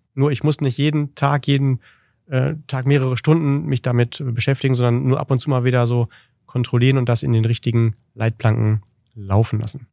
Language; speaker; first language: German; native; German